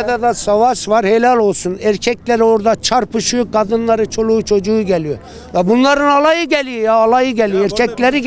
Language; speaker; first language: Turkish; native; Turkish